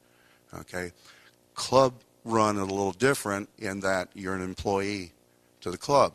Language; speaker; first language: English; native; English